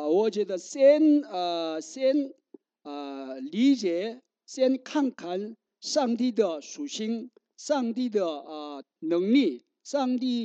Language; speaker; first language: Chinese; non-native, learner; Korean